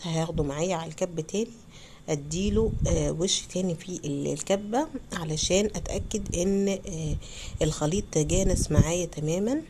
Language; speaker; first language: Arabic; native; Arabic